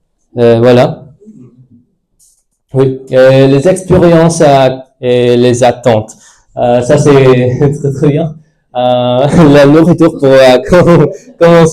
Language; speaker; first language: French; non-native, fluent; English